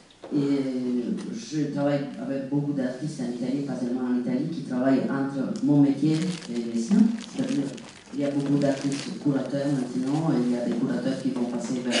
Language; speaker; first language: French; non-native, fluent; Italian